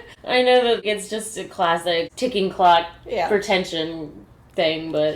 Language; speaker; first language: English; native; English